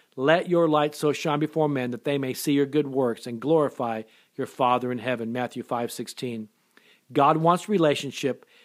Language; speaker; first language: English; native; English